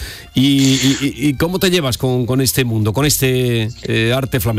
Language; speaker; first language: Spanish; native; Spanish